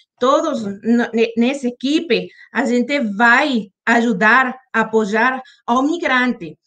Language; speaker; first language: Portuguese; non-native, fluent; Spanish